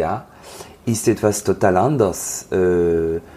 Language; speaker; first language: German; non-native, learner; French